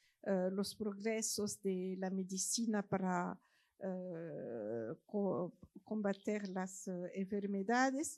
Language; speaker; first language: Spanish; non-native, fluent; French